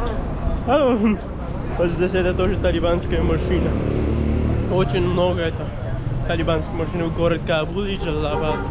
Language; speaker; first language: Russian; non-native, learner; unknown